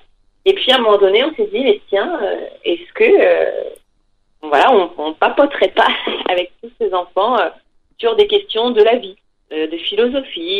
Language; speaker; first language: French; native; French